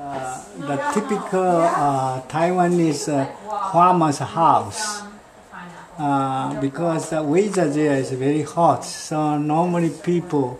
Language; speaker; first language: English; non-native, learner; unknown